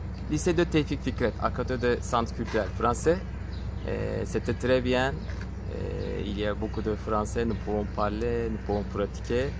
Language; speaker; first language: French; non-native, local second language; Turkish